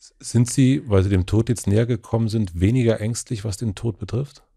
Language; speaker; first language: German; native; German